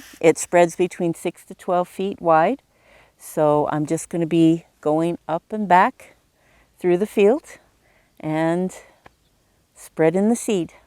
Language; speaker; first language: English; native; English